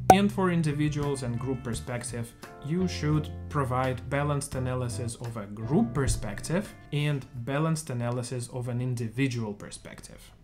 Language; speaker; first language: English; non-native, fluent; Russian